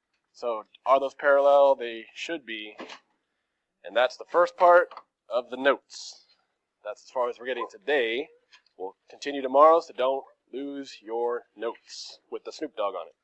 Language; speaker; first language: English; native; English